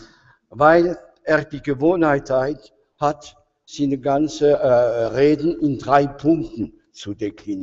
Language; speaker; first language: German; non-native, fluent; French